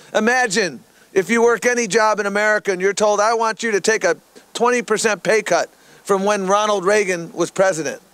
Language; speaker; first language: English; native; English